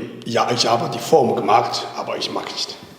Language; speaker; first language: German; non-native, learner; Chinese